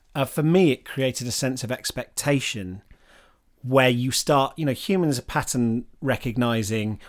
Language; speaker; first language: English; native; English